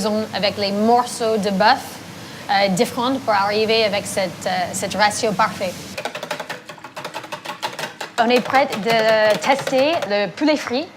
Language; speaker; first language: French; non-native, fluent; English